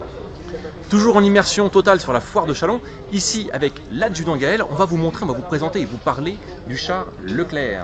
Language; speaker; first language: French; native; French